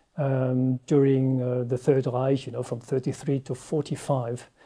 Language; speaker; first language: English; non-native, fluent; German